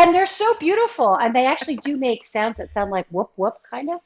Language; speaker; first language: English; native; English